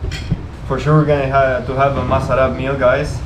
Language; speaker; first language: English; non-native, fluent; Spanish